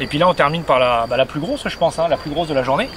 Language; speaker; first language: French; native; French